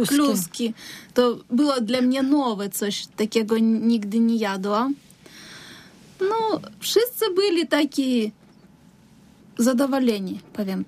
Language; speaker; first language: Polish; non-native, learner; Russian